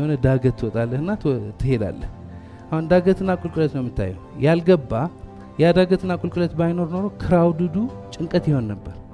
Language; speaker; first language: Amharic; early bilingual, heritage; Amharic